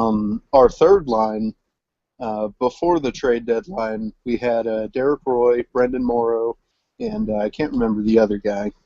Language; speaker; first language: English; native; English